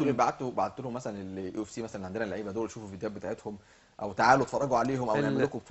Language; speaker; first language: Arabic; native; Arabic